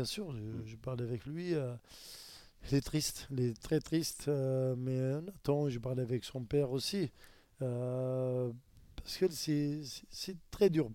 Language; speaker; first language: French; non-native, learner; Arabic